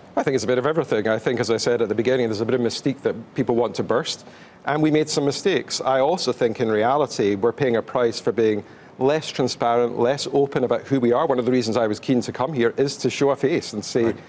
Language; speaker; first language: English; native; English